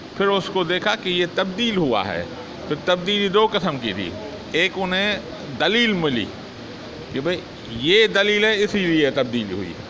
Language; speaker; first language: Urdu; non-native, local second language; Sindhi